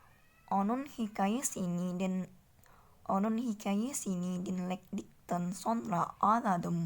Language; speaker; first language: Turkish; non-native, learner; Indonesian